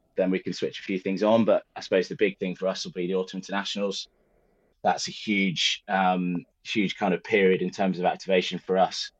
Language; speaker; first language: English; native; English